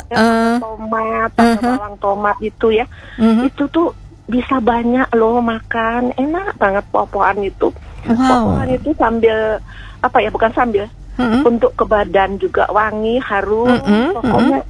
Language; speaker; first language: Indonesian; native; Indonesian